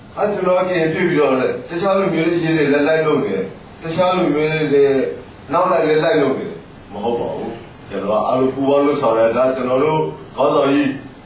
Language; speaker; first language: Burmese; non-native, local second language; Mon